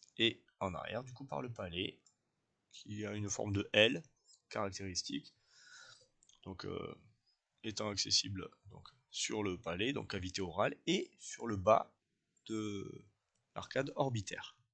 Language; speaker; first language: French; native; French